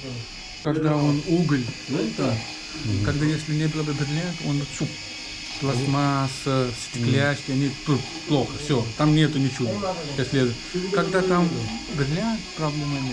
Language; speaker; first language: Russian; non-native, learner; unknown